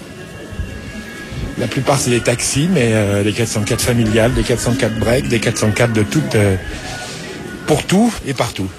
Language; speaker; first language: French; native; French